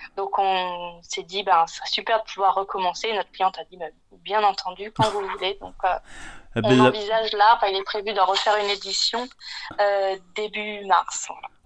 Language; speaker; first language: French; native; French